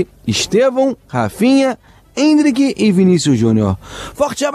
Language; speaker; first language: Portuguese; native; Portuguese